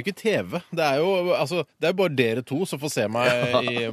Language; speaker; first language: Norwegian; native; Norwegian